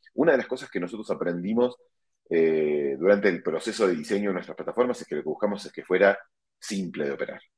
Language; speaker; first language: Spanish; native; Spanish